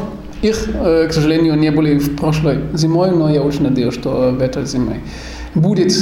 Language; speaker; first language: Russian; non-native, fluent; German